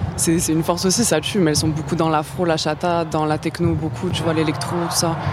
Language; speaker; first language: French; native; French